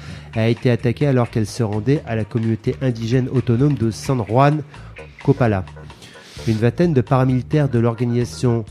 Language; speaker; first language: French; native; French